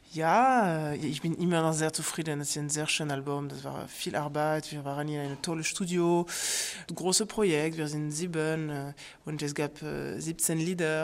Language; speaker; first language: German; non-native, fluent; French